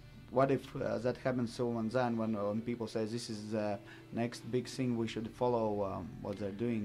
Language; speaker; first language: English; non-native, fluent; Latvian